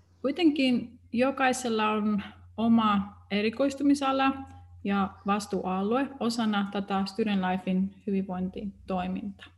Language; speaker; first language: Finnish; non-native, fluent; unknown